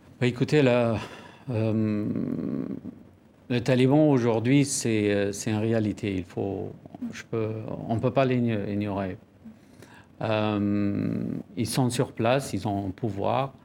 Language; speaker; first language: French; non-native, fluent; Persian